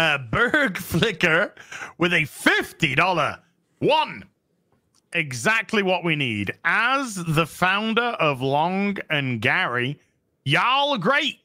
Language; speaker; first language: English; native; English